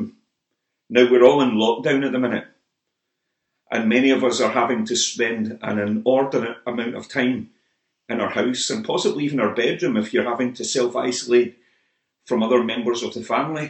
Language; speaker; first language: English; native; English